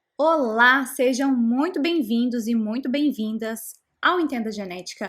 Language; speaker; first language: Portuguese; native; Portuguese